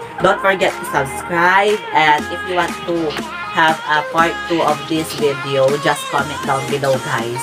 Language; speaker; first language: English; non-native, local second language; Pangasinan